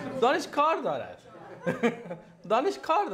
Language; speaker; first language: Persian; non-native, fluent; Urdu